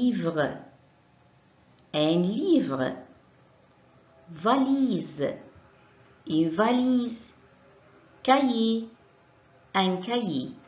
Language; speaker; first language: French; non-native, fluent; Arabic